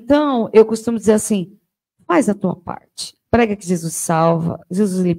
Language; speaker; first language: Portuguese; native; Portuguese